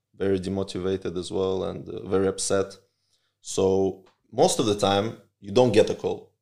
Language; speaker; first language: English; early bilingual, other home language; Russian